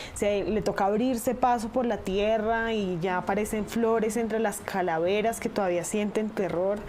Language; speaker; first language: Spanish; native; Spanish